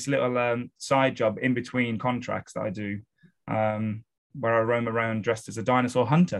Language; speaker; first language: English; native; English